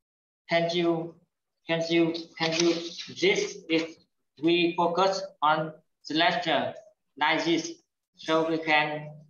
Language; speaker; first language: English; non-native, learner; Vietnamese